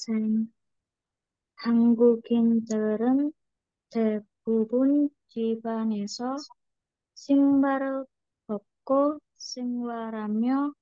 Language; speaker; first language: Korean; non-native, learner; Indonesian